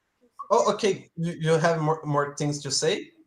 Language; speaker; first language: English; non-native, learner; Portuguese